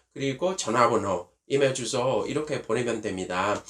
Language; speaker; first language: Korean; non-native, fluent; Vietnamese